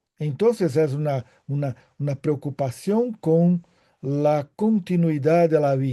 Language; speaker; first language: Spanish; non-native, fluent; Portuguese